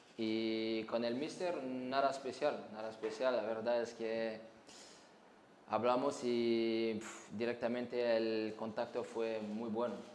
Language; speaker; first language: Spanish; non-native, learner; French